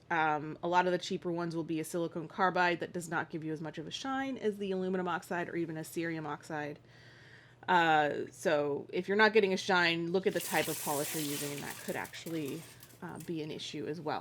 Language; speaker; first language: English; native; English